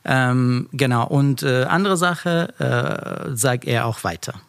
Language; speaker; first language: German; non-native, learner; Persian